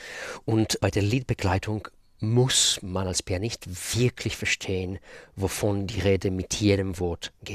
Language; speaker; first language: German; non-native, fluent; Russian